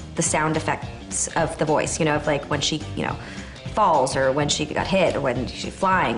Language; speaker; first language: English; native; English